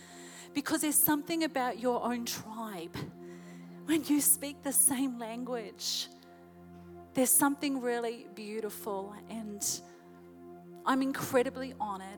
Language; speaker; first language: English; native; English